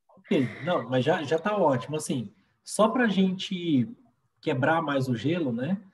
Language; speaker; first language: Portuguese; native; Portuguese